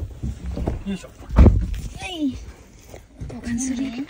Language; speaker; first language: Japanese; non-native, learner; Nepali